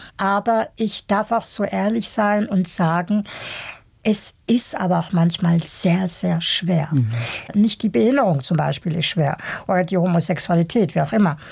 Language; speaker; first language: German; early bilingual, other home language; Bosnian